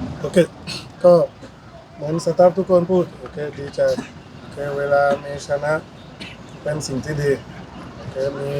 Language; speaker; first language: Thai; non-native, learner; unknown